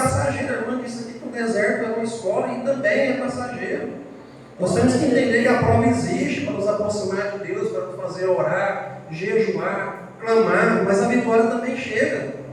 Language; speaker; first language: Portuguese; native; Portuguese